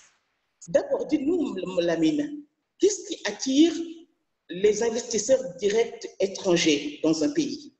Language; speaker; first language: French; non-native, local second language; Wolof